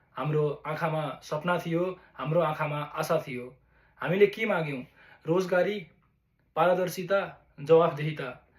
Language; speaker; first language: Nepali; native; Nepali